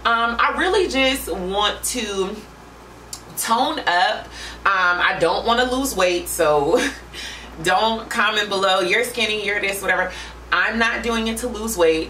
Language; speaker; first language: English; native; English